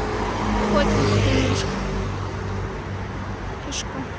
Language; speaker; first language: Russian; non-native, local second language; Kazakh